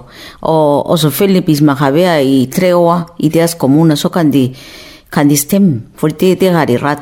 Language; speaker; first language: Danish; non-native, fluent; Spanish